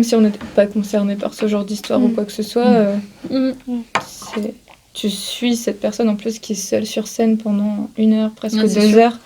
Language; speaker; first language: French; native; French